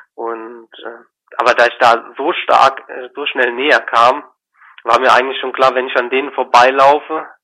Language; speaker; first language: German; native; German